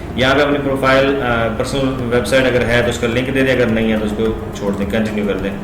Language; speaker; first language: Urdu; non-native, local second language; Punjabi